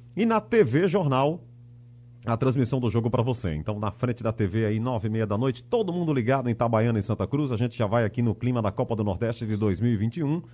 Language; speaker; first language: Portuguese; native; Portuguese